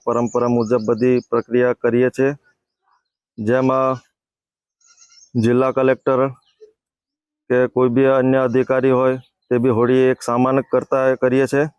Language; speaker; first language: Gujarati; non-native, local second language; Bhili